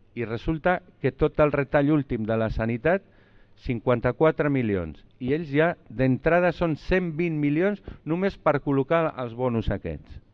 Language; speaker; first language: Catalan; non-native, local second language; Spanish